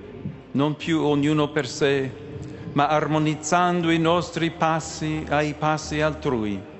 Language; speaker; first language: Italian; non-native, fluent; English